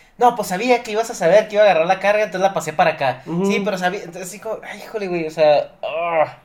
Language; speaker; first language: Spanish; native; Spanish